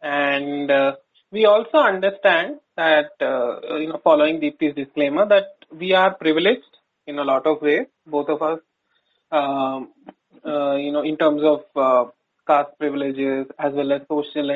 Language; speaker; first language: English; non-native, local second language; Kannada